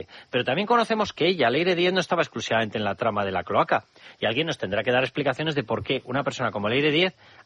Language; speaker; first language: Spanish; native; Spanish